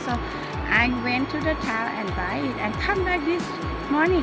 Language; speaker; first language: English; non-native, learner; Thai